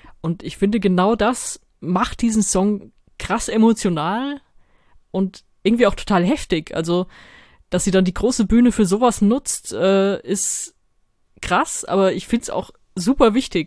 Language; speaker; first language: German; native; German